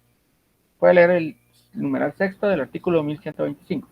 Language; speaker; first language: Spanish; native; Spanish